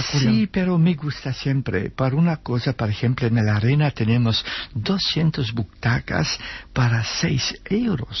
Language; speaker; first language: Spanish; non-native, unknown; Dutch